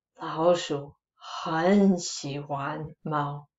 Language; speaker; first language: Chinese; non-native, fluent; English